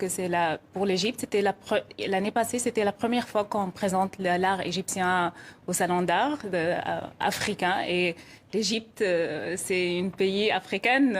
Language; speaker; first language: French; non-native, fluent; Arabic